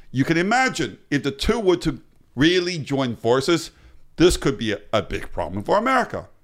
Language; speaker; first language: English; early bilingual, other home language; Chinese